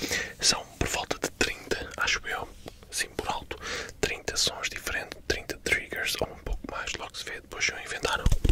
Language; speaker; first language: Portuguese; native; Portuguese